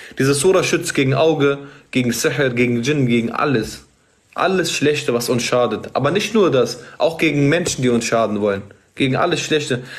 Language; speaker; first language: German; early bilingual, other home language; Arabic